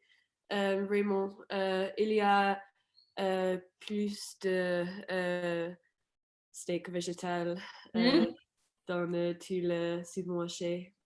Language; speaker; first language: French; non-native, fluent; English